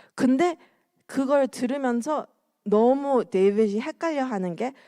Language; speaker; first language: Korean; early bilingual, heritage; Korean